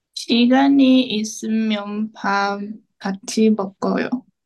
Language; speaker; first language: Korean; non-native, learner; Chinese